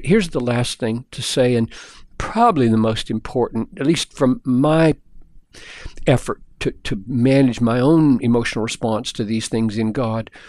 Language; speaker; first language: English; native; English